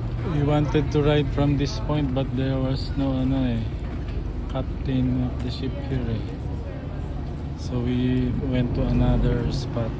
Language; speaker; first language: English; non-native, local second language; Filipino